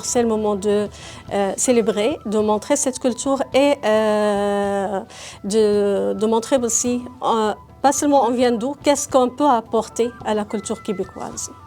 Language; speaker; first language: French; non-native, fluent; Arabic